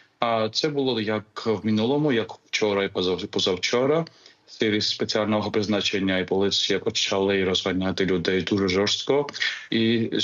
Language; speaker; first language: Ukrainian; non-native, fluent; Georgian